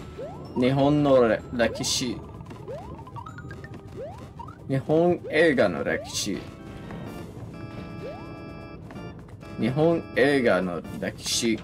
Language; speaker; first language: Japanese; non-native, learner; English